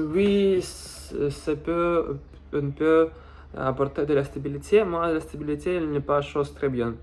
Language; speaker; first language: French; non-native, learner; Russian